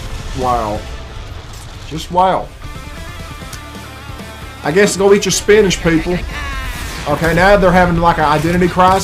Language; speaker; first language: English; native; English